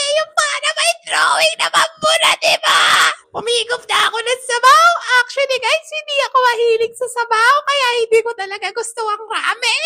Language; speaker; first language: Filipino; native; Filipino